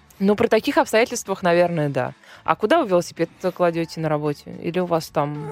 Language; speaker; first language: Russian; native; Russian